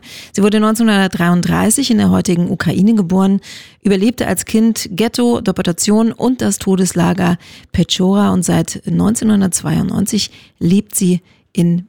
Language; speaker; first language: German; native; German